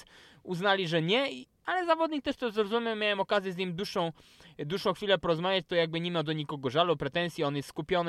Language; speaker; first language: Polish; native; Polish